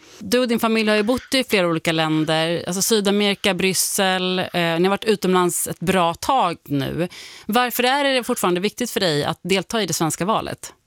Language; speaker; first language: Swedish; native; Swedish